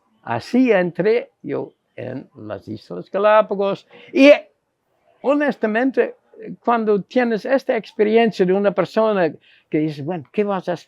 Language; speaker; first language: Spanish; non-native, fluent; Dutch